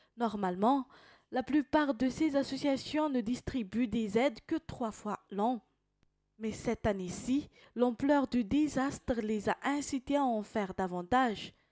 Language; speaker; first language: French; non-native, local second language; Malagasy